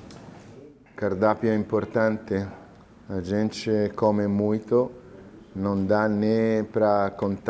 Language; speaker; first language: Portuguese; non-native, fluent; Italian